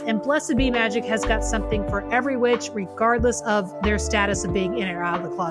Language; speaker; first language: English; native; English